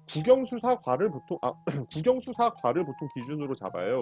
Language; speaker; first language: Korean; native; Korean